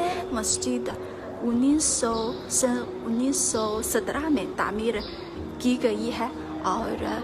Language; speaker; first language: Hindi; non-native, fluent; Chinese